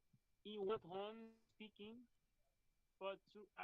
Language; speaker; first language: English; non-native, learner; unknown